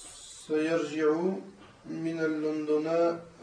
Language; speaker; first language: Arabic; non-native, learner; French